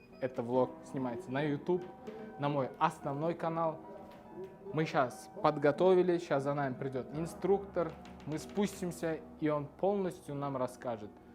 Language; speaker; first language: Russian; non-native, fluent; Turkmen